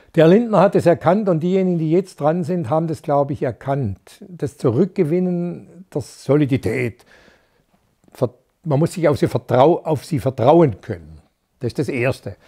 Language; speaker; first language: German; native; German